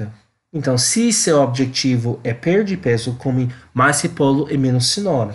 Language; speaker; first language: Portuguese; non-native, learner; English